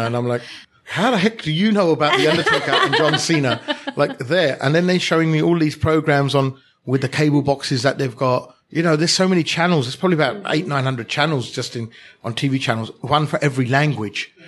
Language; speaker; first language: English; early bilingual, other home language; Hindi